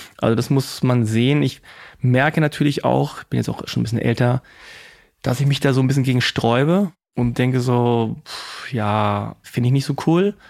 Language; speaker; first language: German; native; German